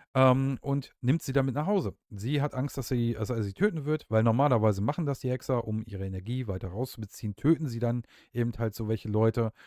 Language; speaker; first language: German; native; German